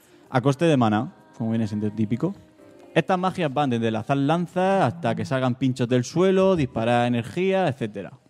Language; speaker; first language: Spanish; native; Spanish